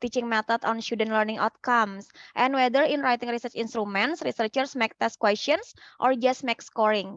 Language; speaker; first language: English; non-native, fluent; Indonesian